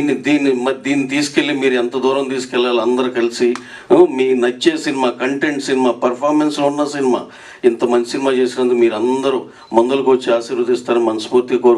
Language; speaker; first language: Telugu; native; Telugu